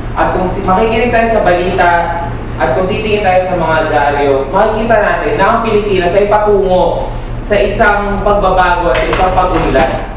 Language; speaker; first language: Filipino; non-native, local second language; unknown